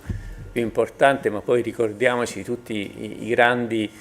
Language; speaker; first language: Italian; native; Italian